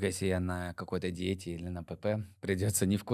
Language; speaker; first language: Russian; native; Russian